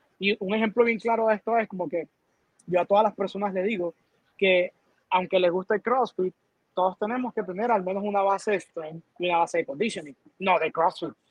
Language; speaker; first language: Spanish; native; Spanish